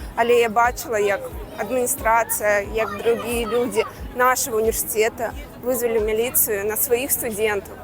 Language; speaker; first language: Belarusian; non-native, local second language; Russian